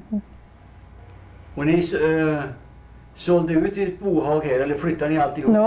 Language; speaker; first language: Swedish; native; Swedish